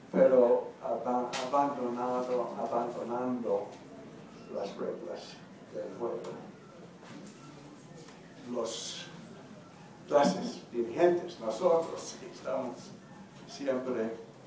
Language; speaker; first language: Spanish; non-native, learner; English